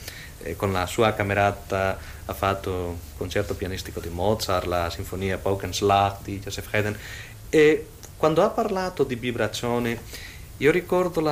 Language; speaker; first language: Italian; non-native, fluent; Spanish